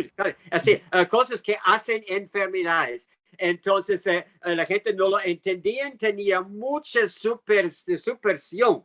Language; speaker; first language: Spanish; non-native, fluent; English